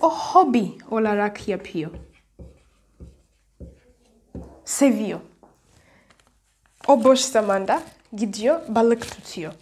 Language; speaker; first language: Turkish; non-native, fluent; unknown